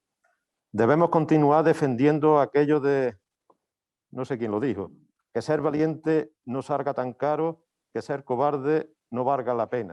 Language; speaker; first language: Spanish; native; Spanish